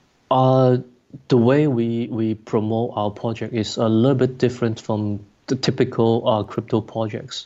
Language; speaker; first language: English; non-native, local second language; Cantonese